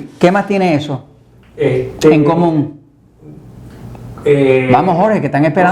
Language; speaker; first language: Spanish; native; Spanish